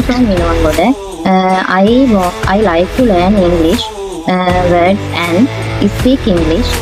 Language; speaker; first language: English; non-native, learner; Sinhala